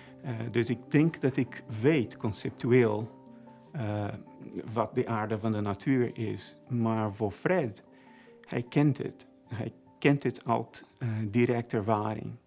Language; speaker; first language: Dutch; non-native, fluent; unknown